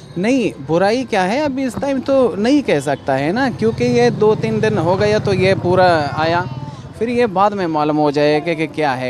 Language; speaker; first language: Hindi; non-native, learner; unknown